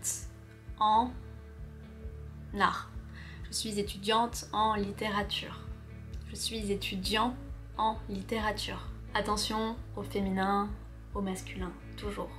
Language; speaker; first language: French; native; French